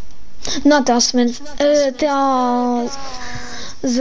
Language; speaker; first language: French; native; French